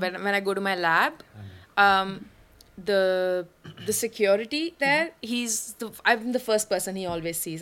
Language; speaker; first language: English; non-native, local second language; Malayalam